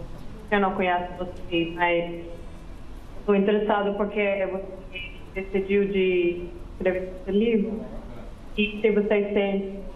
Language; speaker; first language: Portuguese; non-native, fluent; Dutch